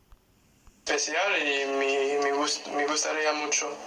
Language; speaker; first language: Spanish; non-native, learner; English